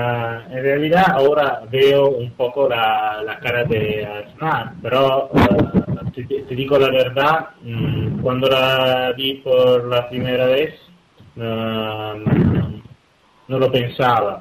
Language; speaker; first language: Spanish; non-native, fluent; Italian